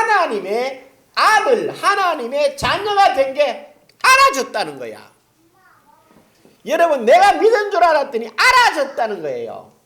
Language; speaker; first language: Korean; native; Korean